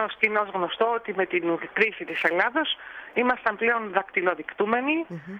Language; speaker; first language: Greek; early bilingual, heritage; Greek